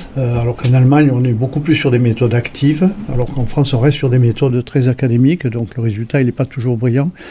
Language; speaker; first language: French; native; French